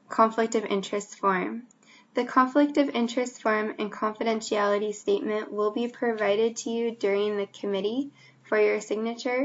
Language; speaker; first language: English; native; English